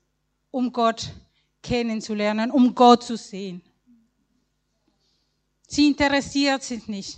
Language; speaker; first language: German; non-native, learner; Spanish